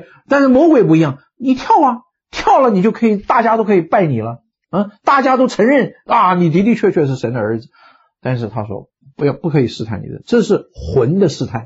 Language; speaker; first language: Chinese; native; Chinese